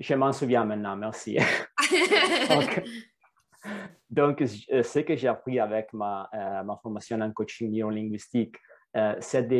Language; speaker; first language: French; non-native, fluent; Italian